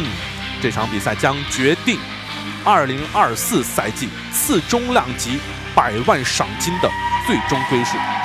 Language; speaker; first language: Chinese; native; Chinese